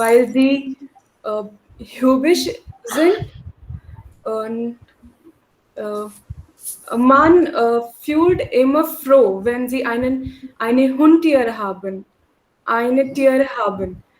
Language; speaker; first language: German; non-native, learner; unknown